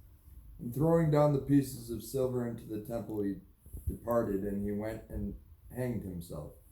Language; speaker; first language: English; native; English